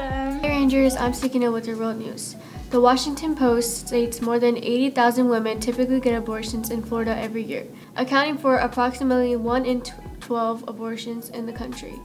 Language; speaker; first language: English; native; English